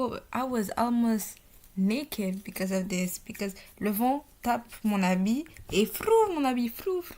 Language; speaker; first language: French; early bilingual, other home language; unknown